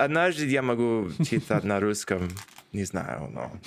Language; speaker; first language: Russian; non-native, learner; English